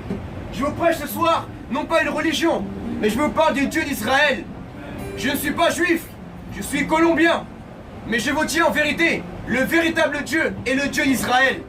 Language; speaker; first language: French; native; French